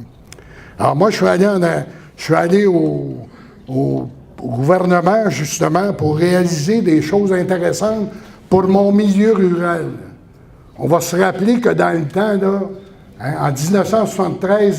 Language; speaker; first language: French; native; French